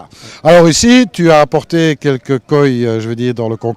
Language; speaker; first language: French; native; French